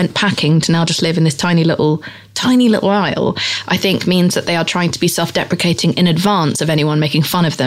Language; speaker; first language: English; native; English